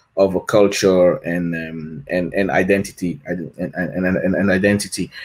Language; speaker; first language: English; non-native, fluent; French